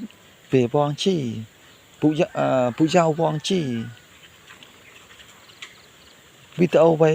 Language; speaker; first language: Chinese; non-native, learner; Khmer